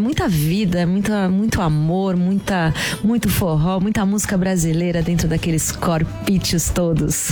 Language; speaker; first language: Portuguese; native; Portuguese